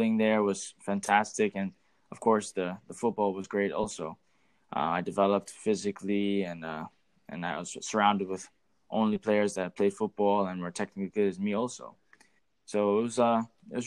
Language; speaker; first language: English; native; English